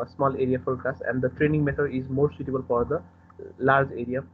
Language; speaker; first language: English; non-native, local second language; Nepali